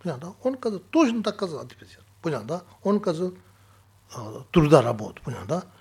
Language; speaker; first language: Russian; non-native, fluent; Tibetan